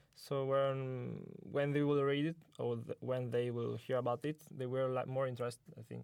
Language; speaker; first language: English; non-native, learner; Italian